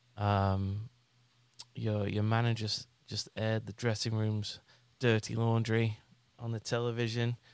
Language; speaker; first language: English; native; English